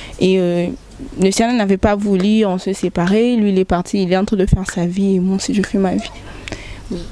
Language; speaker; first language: French; non-native, local second language; Lingala